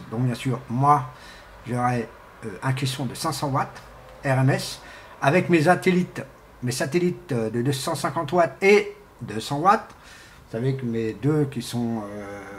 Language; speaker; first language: French; non-native, fluent; Portuguese